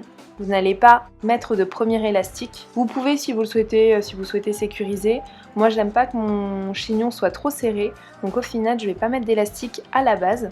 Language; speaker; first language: French; native; French